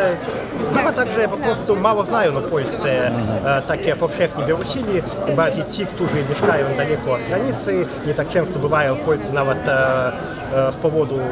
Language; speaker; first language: Polish; non-native, fluent; Belarusian